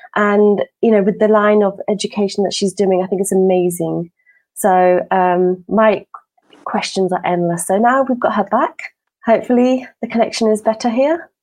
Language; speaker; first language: English; native; English